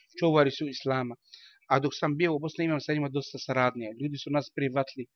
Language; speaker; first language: Bosnian; non-native, learner; Arabic